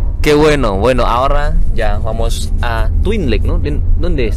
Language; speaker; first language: Spanish; non-native, fluent; Min Nan Chinese